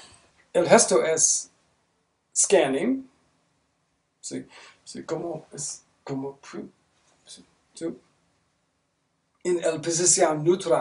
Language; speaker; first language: Spanish; non-native, learner; English